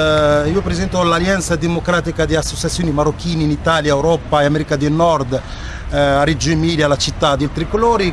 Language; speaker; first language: Italian; non-native, fluent; Arabic